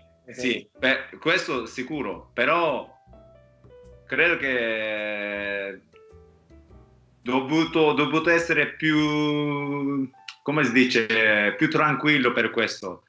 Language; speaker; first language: Italian; non-native, fluent; Japanese